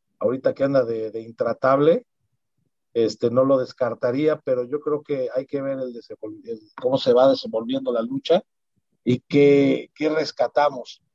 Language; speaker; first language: Spanish; native; Spanish